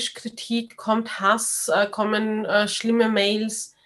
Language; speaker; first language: German; native; German